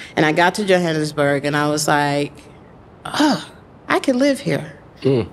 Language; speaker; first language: English; native; English